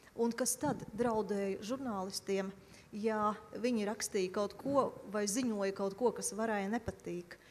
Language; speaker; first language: Latvian; native; Latvian